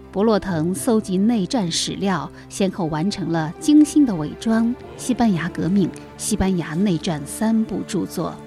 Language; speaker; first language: Chinese; native; Chinese